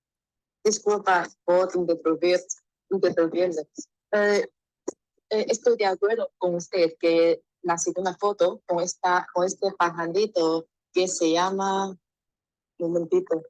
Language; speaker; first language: Spanish; non-native, learner; Chinese